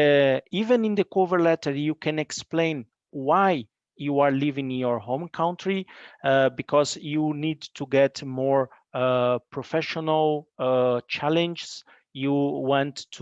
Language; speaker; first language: English; non-native, fluent; Portuguese